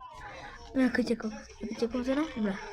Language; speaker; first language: Spanish; native; Spanish